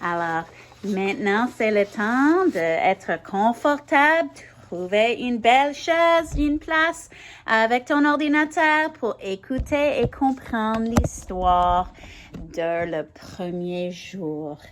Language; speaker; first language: French; non-native, learner; English